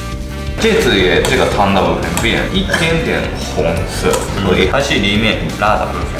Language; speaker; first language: Chinese; non-native, fluent; Japanese